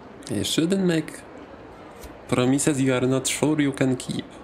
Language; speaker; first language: English; non-native, fluent; Polish